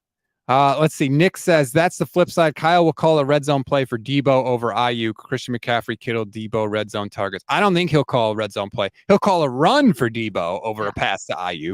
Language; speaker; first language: English; native; English